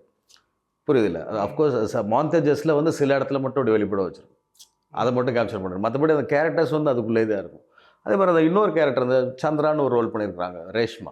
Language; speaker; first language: Tamil; native; Tamil